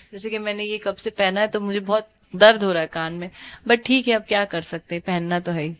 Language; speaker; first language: Hindi; non-native, local second language; Bangla